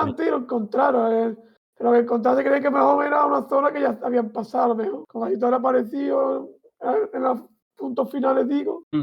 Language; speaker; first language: Spanish; native; Spanish